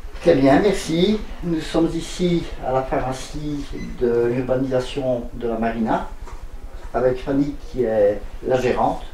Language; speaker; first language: French; native; French